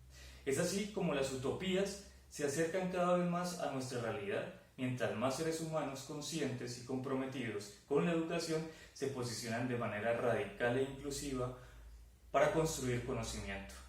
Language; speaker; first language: Spanish; native; Spanish